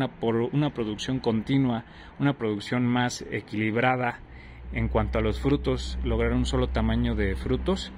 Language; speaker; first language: Spanish; native; Spanish